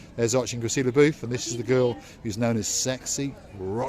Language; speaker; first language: English; native; English